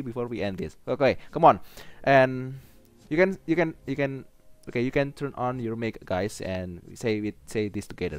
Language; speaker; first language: English; non-native, learner; Indonesian